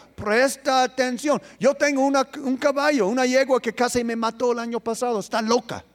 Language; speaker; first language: Spanish; non-native, fluent; English